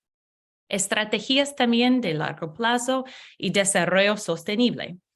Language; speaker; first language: Spanish; non-native, learner; English